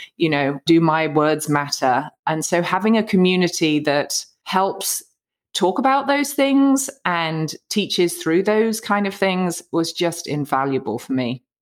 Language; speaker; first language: English; native; English